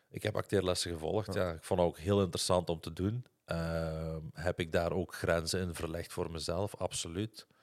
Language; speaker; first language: Dutch; native; Dutch